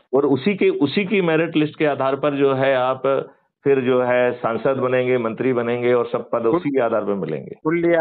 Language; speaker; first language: Hindi; native; Hindi